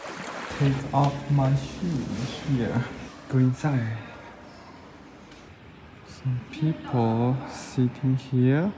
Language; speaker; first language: English; non-native, learner; Chinese